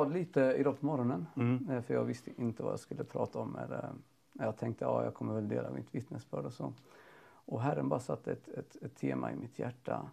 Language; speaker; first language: Swedish; native; Swedish